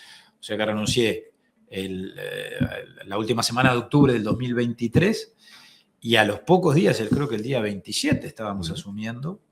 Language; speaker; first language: Spanish; native; Spanish